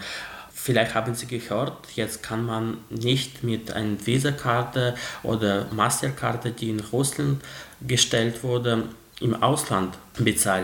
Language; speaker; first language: German; non-native, fluent; Russian